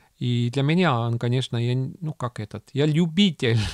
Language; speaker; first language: Russian; non-native, local second language; Estonian